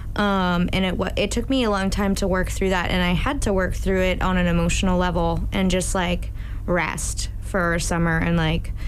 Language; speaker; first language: English; native; English